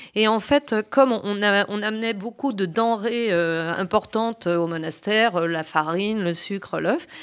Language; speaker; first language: French; native; French